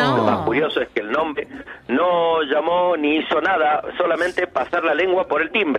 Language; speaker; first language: Spanish; native; Spanish